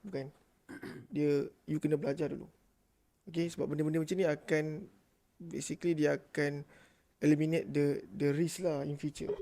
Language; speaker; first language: Malay; native; Malay